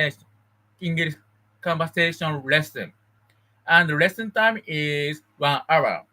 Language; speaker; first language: English; non-native, learner; Japanese